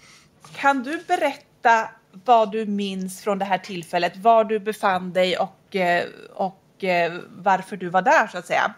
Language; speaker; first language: Swedish; native; Swedish